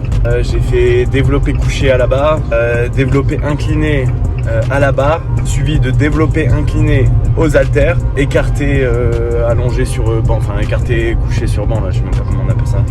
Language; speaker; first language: French; native; French